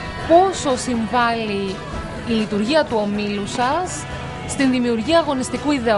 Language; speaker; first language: Greek; native; Greek